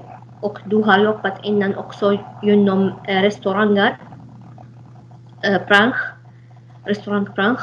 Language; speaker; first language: Swedish; non-native, fluent; Arabic